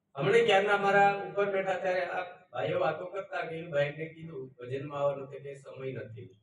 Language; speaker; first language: Gujarati; native; Gujarati